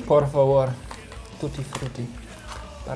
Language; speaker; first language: Spanish; non-native, fluent; German